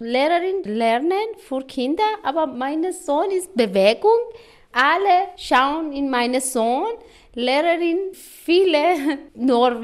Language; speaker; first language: German; non-native, learner; Persian